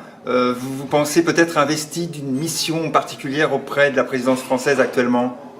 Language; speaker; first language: French; native; French